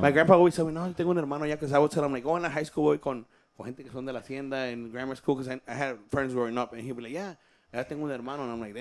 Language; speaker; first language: English; early bilingual, other home language; Spanish